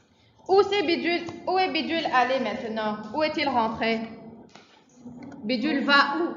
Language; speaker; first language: French; non-native, fluent; Arabic